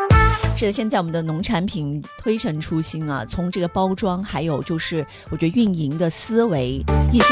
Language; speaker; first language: Chinese; native; Chinese